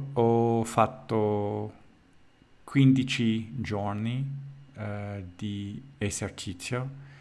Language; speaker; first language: Italian; non-native, learner; English